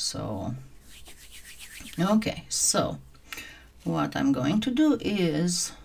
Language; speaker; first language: English; non-native, fluent; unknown